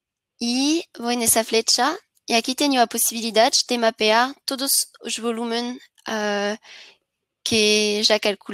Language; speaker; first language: Spanish; non-native, learner; French